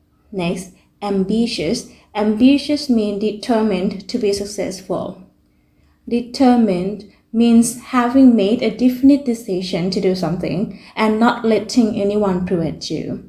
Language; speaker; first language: English; non-native, fluent; Thai